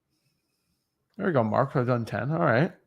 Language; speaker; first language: English; native; English